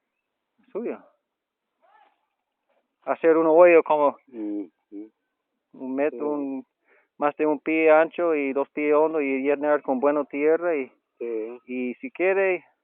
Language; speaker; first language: Spanish; non-native, learner; English